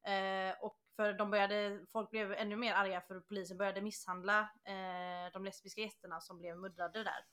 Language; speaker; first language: Swedish; native; Swedish